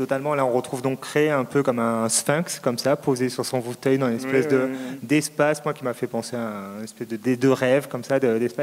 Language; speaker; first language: French; native; French